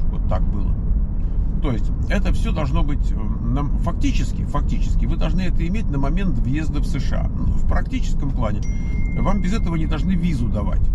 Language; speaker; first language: Russian; native; Russian